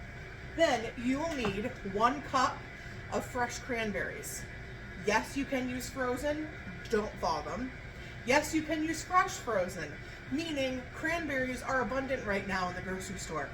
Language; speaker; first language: English; native; English